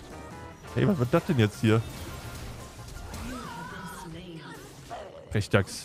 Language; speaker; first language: German; native; German